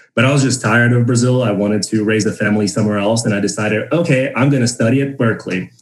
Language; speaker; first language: English; non-native, fluent; Portuguese